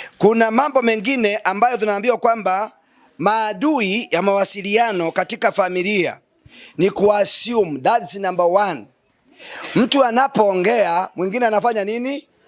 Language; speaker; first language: Swahili; non-native, local second language; Gusii